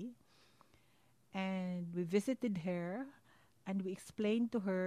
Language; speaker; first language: English; non-native, local second language; Hiligaynon